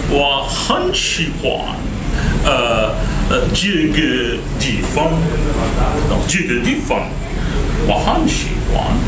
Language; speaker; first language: Chinese; non-native, learner; English